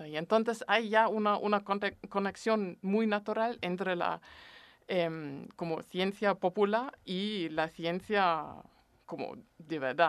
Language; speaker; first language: Spanish; non-native, fluent; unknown